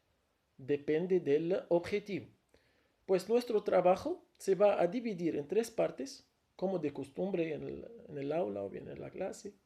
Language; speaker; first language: Spanish; non-native, fluent; Arabic